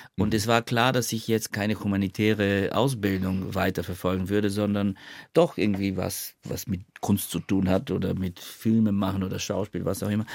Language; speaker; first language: German; non-native, fluent; Bulgarian